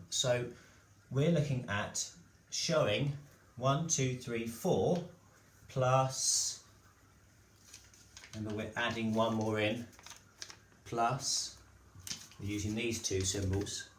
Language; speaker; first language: English; native; English